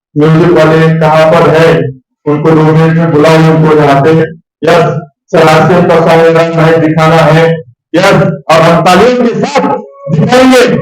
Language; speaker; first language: Hindi; non-native, local second language; Marathi